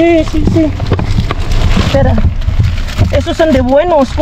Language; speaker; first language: Spanish; non-native, learner; Filipino